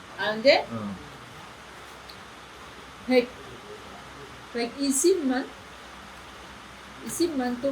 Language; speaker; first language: Korean; non-native, learner; Vietnamese